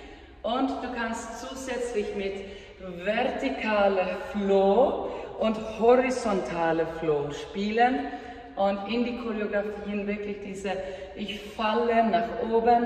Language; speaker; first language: German; non-native, fluent; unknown